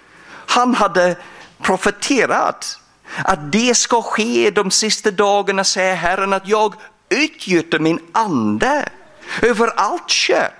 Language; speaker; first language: Swedish; non-native, fluent; English